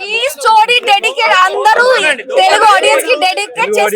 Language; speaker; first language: Telugu; non-native, learner; Hindi